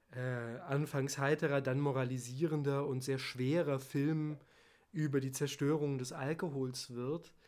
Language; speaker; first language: German; native; German